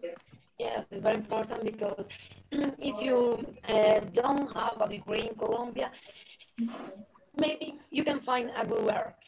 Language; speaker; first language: English; non-native, learner; Spanish